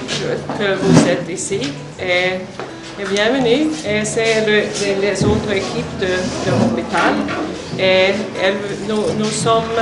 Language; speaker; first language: French; non-native, learner; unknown